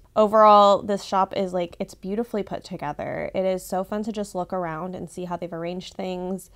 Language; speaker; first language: English; native; English